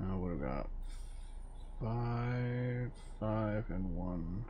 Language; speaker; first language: English; native; English